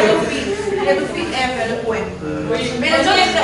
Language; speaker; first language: French; non-native, learner; Arabic